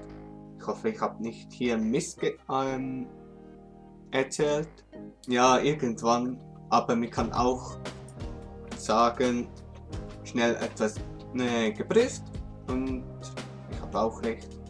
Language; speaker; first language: German; non-native, local second language; Swiss German